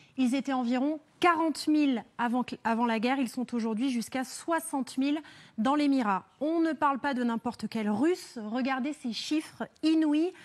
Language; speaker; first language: French; native; French